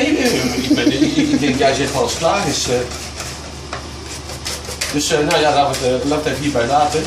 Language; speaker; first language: Dutch; native; Dutch